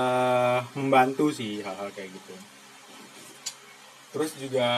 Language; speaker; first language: Indonesian; native; Indonesian